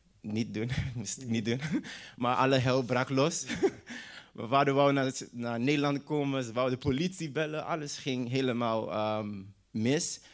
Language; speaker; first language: Dutch; non-native, local second language; English